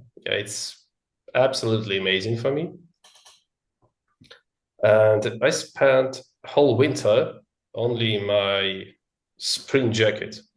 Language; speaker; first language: English; non-native, learner; Russian